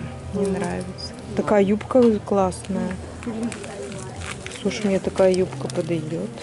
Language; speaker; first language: Russian; native; Russian